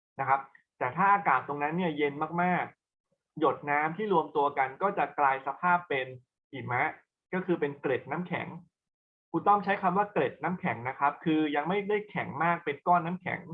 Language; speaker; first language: Thai; native; Thai